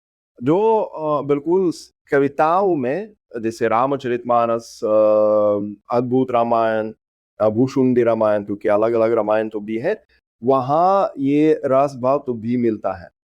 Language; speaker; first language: Hindi; non-native, fluent; Russian